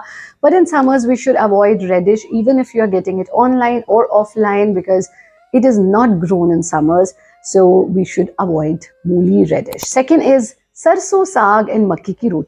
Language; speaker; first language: English; non-native, local second language; Hindi